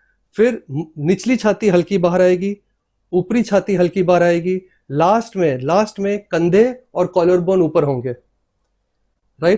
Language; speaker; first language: Hindi; native; Hindi